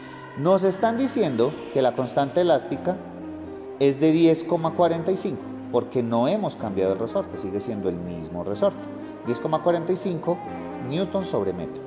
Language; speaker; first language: Spanish; native; Spanish